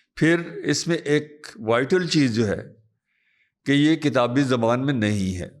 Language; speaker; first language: Urdu; non-native, local second language; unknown